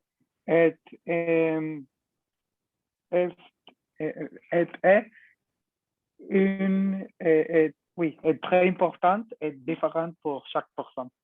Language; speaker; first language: French; non-native, learner; Spanish